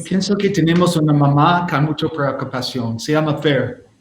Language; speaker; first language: Spanish; non-native, learner; English